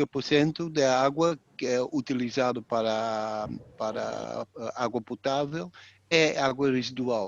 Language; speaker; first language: Portuguese; non-native, fluent; Dutch